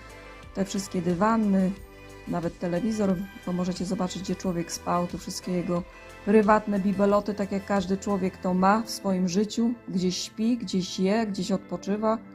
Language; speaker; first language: Polish; native; Polish